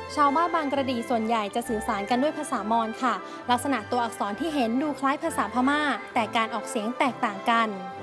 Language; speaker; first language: Thai; native; Thai